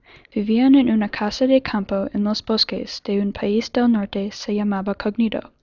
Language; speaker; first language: Spanish; non-native, learner; English